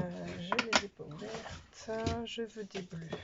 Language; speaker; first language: French; native; French